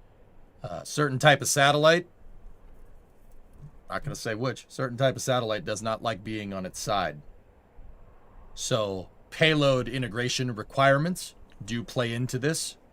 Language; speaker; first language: English; native; English